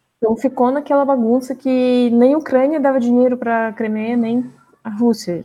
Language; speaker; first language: Portuguese; non-native, fluent; Russian